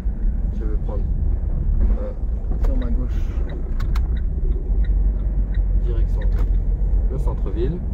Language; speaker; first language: French; native; French